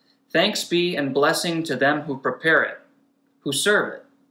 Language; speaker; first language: English; native; English